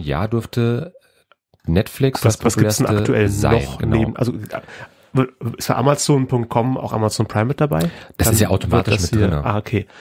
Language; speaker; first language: German; native; German